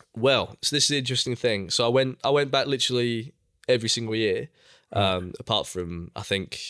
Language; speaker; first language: English; native; English